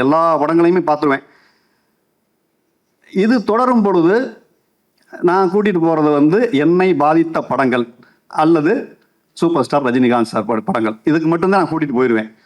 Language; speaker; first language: Tamil; native; Tamil